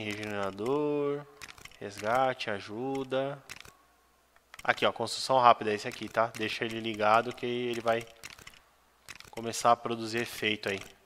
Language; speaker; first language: Portuguese; native; Portuguese